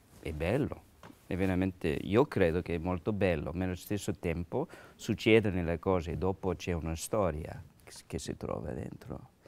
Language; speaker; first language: Italian; non-native, learner; English